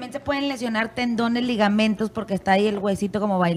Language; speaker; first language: Spanish; native; Spanish